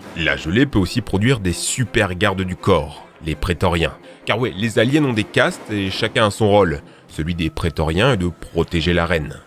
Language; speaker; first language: French; native; French